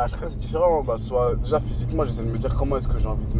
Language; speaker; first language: French; native; French